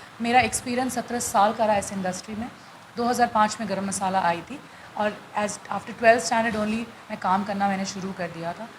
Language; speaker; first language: Hindi; non-native, local second language; Bhojpuri